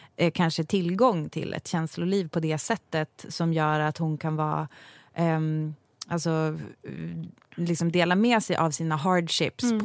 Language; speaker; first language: Swedish; native; Swedish